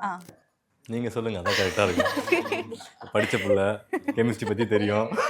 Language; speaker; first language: Tamil; native; Tamil